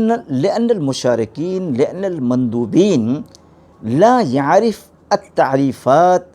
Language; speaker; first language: Arabic; non-native, fluent; Urdu